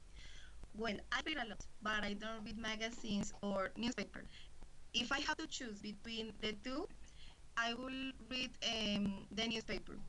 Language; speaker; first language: English; non-native, learner; Spanish